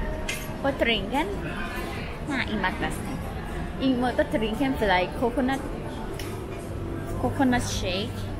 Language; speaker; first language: German; non-native, learner; Thai